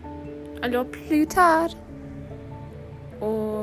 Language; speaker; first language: French; non-native, learner; English